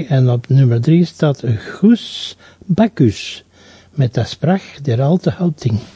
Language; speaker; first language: Dutch; native; Dutch